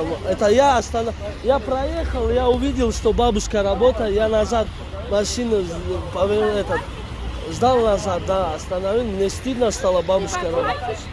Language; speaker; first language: Russian; non-native, fluent; Tajik